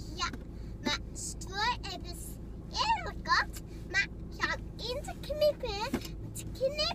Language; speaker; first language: Danish; early bilingual, heritage; Danish